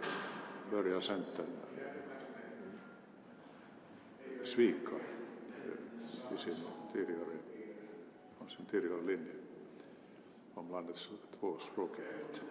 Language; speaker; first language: Swedish; non-native, local second language; Finnish